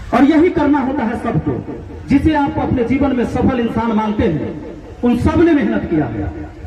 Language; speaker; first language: Hindi; native; Hindi